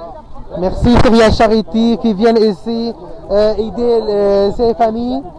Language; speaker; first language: French; non-native, fluent; Arabic